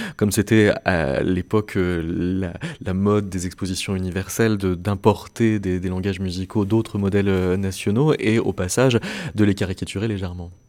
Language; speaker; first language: French; native; French